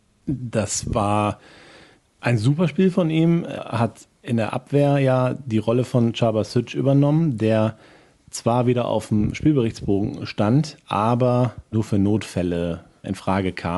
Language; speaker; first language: German; native; German